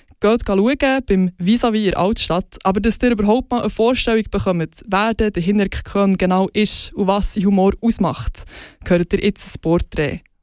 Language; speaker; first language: German; native; German